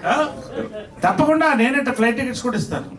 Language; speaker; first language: Telugu; native; Telugu